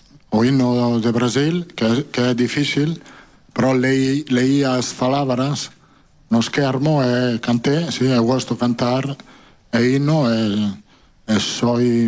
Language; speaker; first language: Portuguese; non-native, learner; Italian